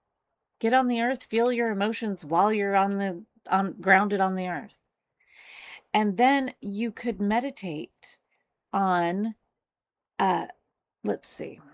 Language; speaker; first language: English; native; English